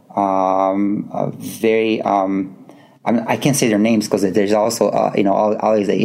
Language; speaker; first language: English; non-native, fluent; Portuguese